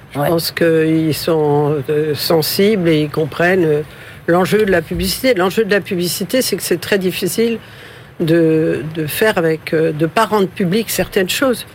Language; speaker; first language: French; early bilingual, other home language; Spanish